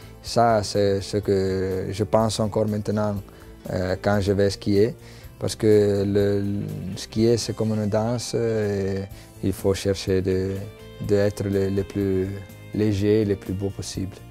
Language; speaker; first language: French; non-native, local second language; Italian